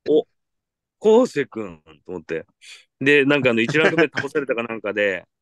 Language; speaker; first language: Japanese; native; Japanese